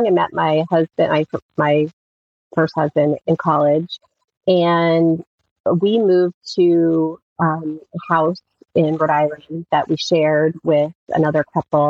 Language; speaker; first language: English; native; English